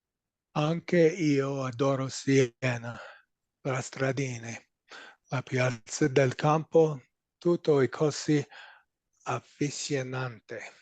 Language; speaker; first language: Italian; non-native, learner; English